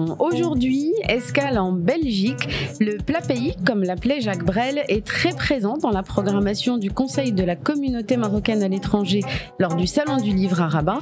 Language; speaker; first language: French; non-native, local second language; Arabic